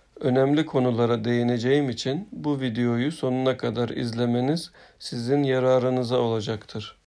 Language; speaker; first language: Turkish; early bilingual, heritage; Turkish